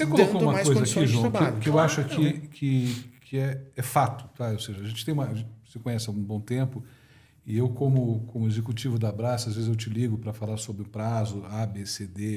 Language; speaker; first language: Portuguese; native; Portuguese